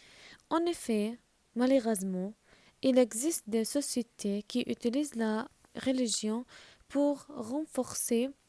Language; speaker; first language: French; non-native, learner; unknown